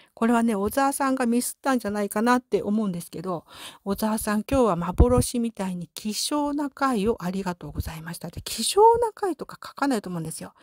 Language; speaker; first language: Japanese; native; Japanese